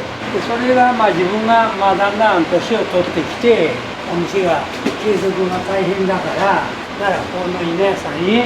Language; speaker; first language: Japanese; native; Japanese